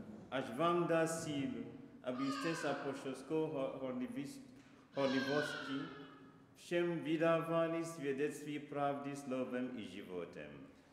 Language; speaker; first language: Czech; non-native, learner; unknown